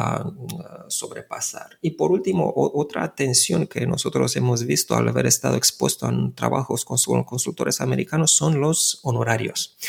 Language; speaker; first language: Spanish; non-native, fluent; Romanian